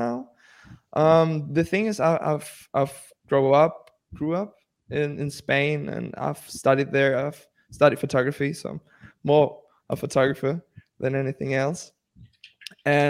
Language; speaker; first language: English; non-native, fluent; Spanish